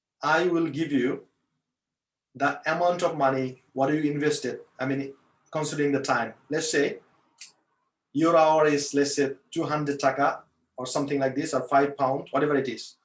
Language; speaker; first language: English; non-native, fluent; Bangla